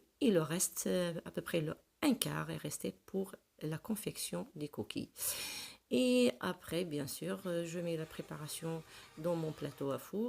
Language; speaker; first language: French; non-native, local second language; Arabic